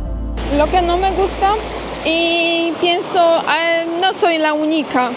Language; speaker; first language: Spanish; non-native, fluent; Polish